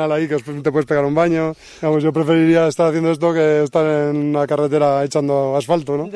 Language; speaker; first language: Spanish; native; Spanish